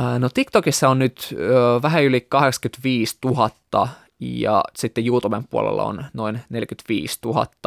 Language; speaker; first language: Finnish; non-native, fluent; Russian